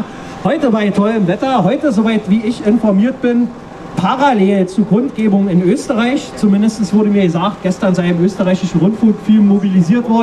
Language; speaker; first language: German; native; German